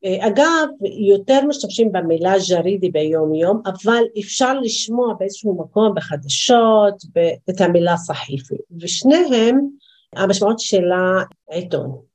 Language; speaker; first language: Hebrew; non-native, local second language; Arabic